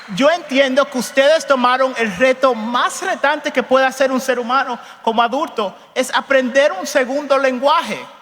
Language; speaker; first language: Spanish; early bilingual, heritage; Spanish